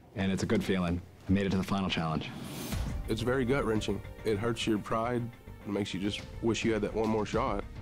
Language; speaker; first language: English; native; English